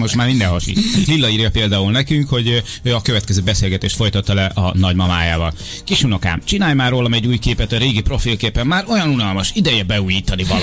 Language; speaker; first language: Hungarian; native; Hungarian